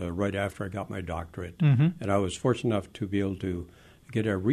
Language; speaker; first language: English; early bilingual, other home language; Western Frisian